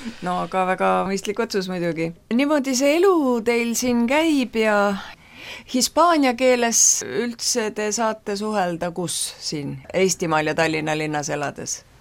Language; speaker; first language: Estonian; native; Estonian